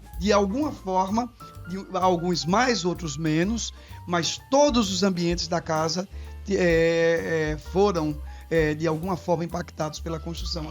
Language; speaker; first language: Portuguese; native; Portuguese